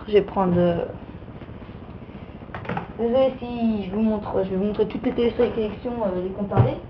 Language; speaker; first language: French; native; French